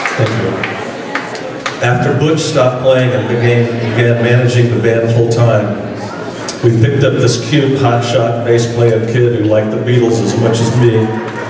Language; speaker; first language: English; native; English